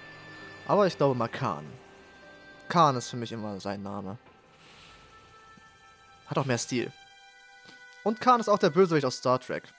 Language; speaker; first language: German; native; German